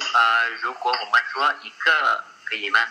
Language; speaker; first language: Chinese; non-native, learner; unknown